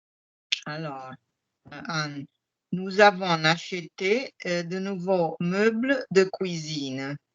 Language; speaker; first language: French; non-native, fluent; Italian